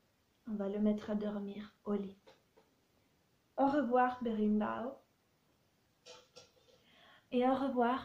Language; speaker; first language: French; non-native, fluent; Italian